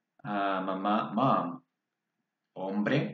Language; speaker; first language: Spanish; non-native, fluent; English